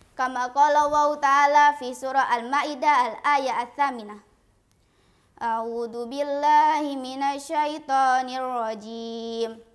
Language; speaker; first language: Arabic; non-native, learner; Indonesian